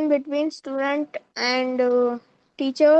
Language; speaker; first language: English; non-native, learner; Hindi